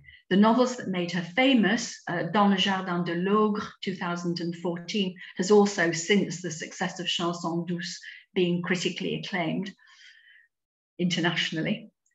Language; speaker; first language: English; native; English